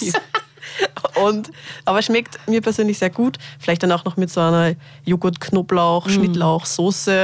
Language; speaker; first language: German; native; German